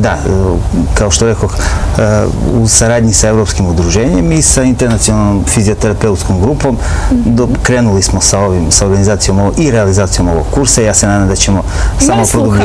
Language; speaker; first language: Serbian; native; Serbian